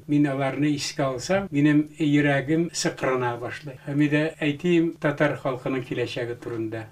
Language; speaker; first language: Tatar; native; Tatar